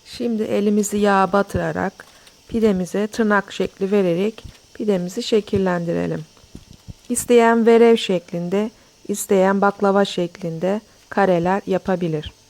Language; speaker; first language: Turkish; native; Turkish